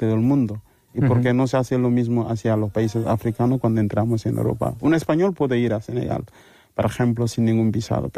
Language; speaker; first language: Spanish; non-native, fluent; Wolof